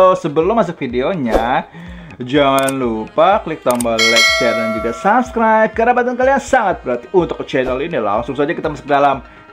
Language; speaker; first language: Indonesian; native; Indonesian